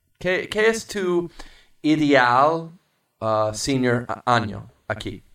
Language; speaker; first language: Spanish; non-native, learner; English